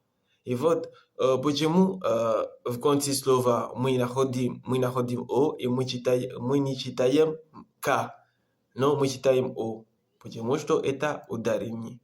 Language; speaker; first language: Russian; non-native, learner; Comorian